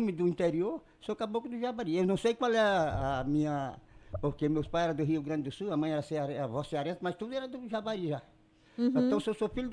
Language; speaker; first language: Portuguese; native; Portuguese